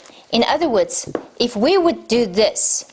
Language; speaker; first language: English; non-native, local second language; Afrikaans